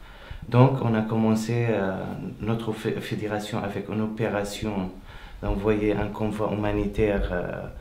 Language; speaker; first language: French; non-native, fluent; Arabic